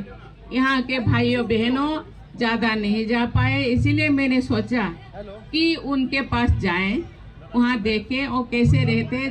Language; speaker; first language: Hindi; non-native, local second language; Santali